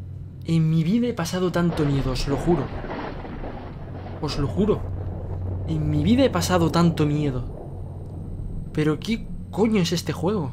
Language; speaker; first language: Spanish; native; Spanish